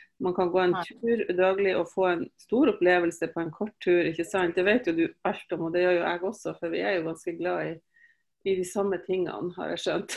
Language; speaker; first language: Norwegian; native; Norwegian